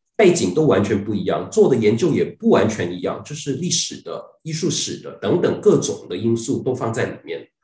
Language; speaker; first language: Chinese; non-native, fluent; Cantonese